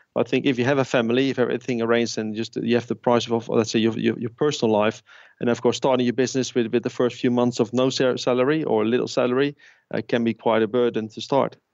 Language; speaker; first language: English; non-native, fluent; Dutch